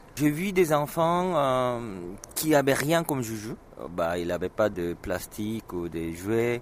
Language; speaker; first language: French; non-native, fluent; Korean